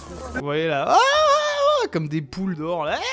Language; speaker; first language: French; native; French